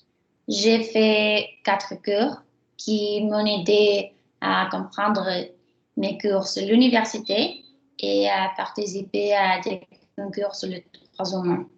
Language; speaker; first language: French; non-native, learner; Spanish